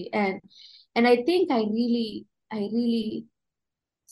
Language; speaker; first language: English; non-native, local second language; Kalenjin